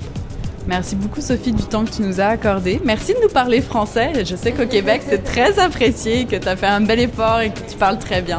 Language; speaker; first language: French; native; French